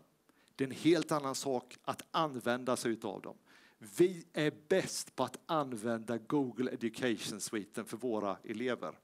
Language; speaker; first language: Swedish; native; Swedish